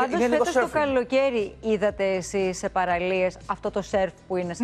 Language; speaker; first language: Greek; native; Greek